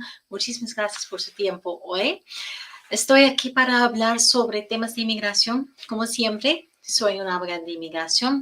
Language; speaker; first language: Spanish; non-native, learner; English